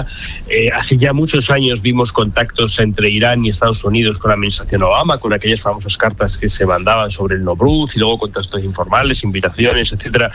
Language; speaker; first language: Spanish; native; Spanish